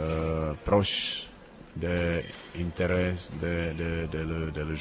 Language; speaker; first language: French; non-native, learner; Czech